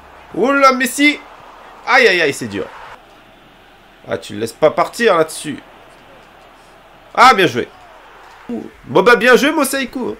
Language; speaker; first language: French; native; French